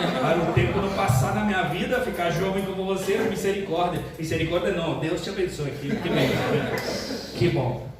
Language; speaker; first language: Portuguese; non-native, fluent; Spanish